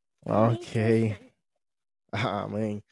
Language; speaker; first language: Spanish; native; Spanish